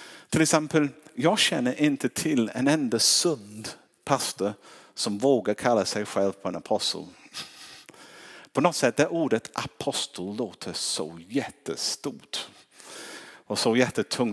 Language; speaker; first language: Swedish; non-native, fluent; English